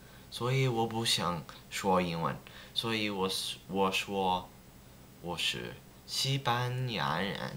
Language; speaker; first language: Chinese; non-native, learner; English